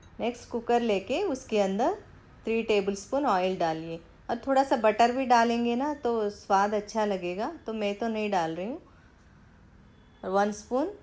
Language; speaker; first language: Hindi; non-native, local second language; Telugu